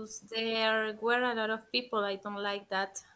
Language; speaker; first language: English; non-native, learner; Spanish